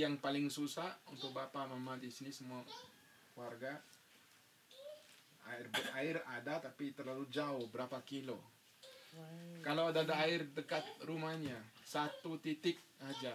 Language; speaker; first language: Indonesian; non-native, fluent; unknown